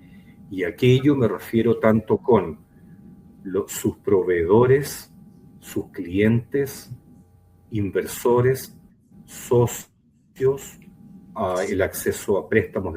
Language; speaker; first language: Spanish; native; Spanish